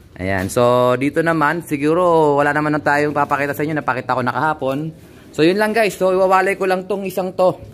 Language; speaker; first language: Filipino; native; Filipino